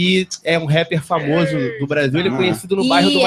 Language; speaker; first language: Portuguese; native; Portuguese